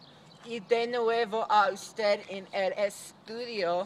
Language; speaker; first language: Spanish; non-native, learner; English